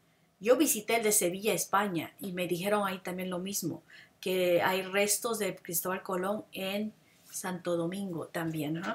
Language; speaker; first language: Spanish; non-native, fluent; English